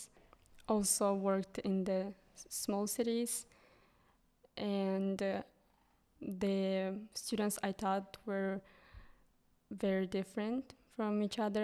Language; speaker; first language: English; non-native, fluent; Kyrgyz